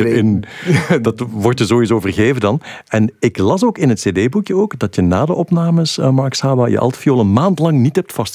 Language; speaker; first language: Dutch; native; Dutch